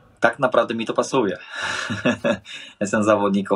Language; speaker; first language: Polish; non-native, fluent; Portuguese